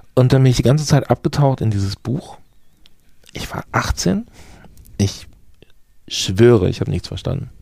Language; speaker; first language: German; native; German